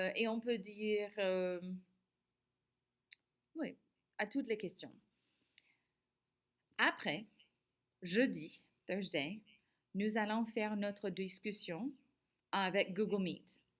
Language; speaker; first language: French; non-native, fluent; English